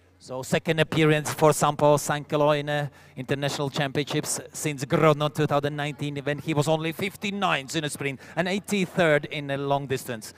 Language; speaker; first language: English; non-native, fluent; Latvian